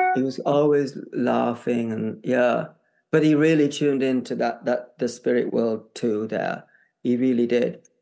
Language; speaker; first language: English; native; English